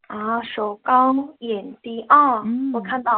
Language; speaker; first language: Chinese; non-native, learner; Korean